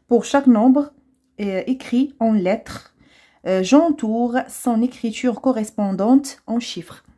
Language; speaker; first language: French; non-native, local second language; Arabic